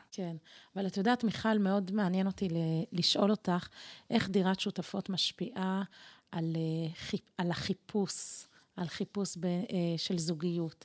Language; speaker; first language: Hebrew; native; Hebrew